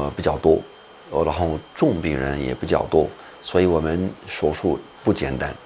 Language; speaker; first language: Chinese; non-native, fluent; Arabic